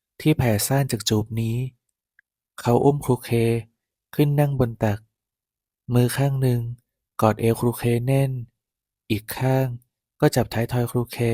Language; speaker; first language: Thai; native; Thai